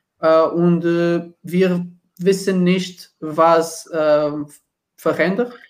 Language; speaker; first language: German; non-native, learner; Portuguese